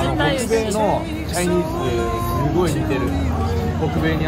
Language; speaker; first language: Japanese; native; Japanese